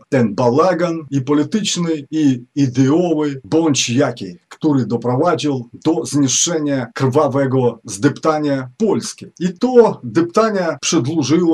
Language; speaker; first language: Polish; non-native, fluent; Ukrainian